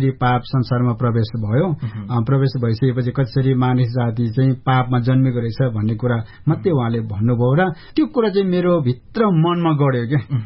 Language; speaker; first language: Nepali; non-native, local second language; Eastern Tamang